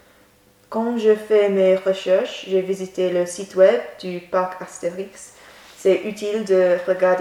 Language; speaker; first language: French; non-native, learner; English